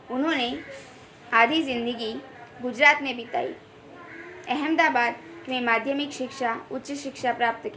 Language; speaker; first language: Hindi; non-native, local second language; Gujarati